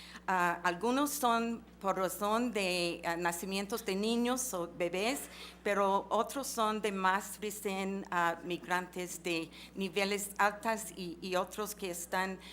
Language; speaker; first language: Spanish; non-native, fluent; English